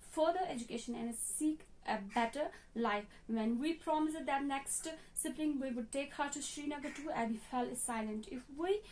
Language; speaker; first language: English; non-native, local second language; Hindi